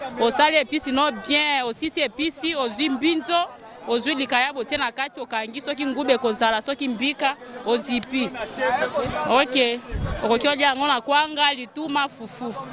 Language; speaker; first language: Lingala; native; Lingala